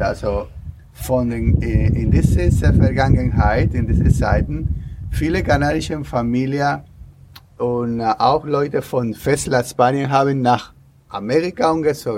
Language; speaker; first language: German; non-native, learner; Spanish